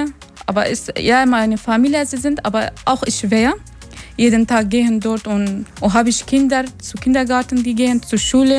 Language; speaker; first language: German; non-native, learner; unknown